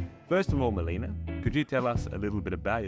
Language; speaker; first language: English; native; English